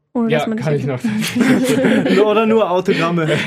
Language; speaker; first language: German; early bilingual, other home language; Polish